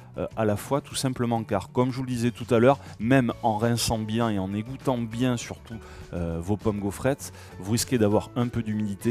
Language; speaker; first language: French; native; French